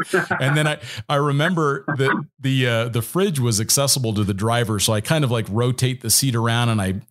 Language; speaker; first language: English; native; English